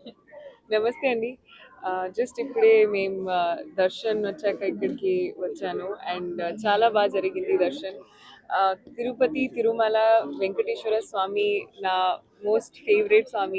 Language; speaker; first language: Telugu; non-native, learner; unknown